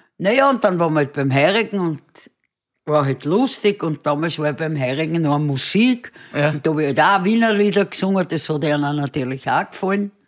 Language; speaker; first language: German; native; German